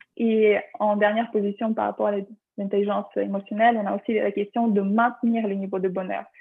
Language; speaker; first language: French; non-native, fluent; Ukrainian